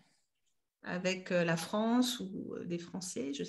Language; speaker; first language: French; native; French